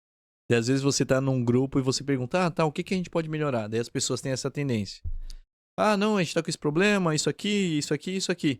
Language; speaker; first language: Portuguese; native; Portuguese